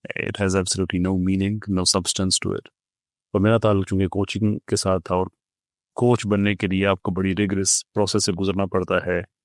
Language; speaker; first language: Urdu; non-native, local second language; Punjabi